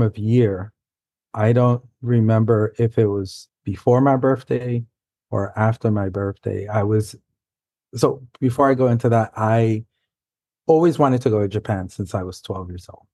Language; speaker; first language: English; early bilingual, other home language; Spanish